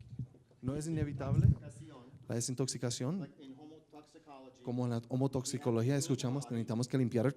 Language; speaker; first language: Spanish; native; Spanish